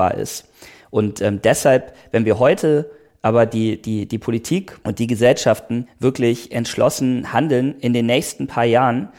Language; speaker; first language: German; native; German